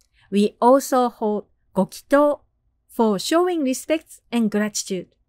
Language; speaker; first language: English; non-native, fluent; Japanese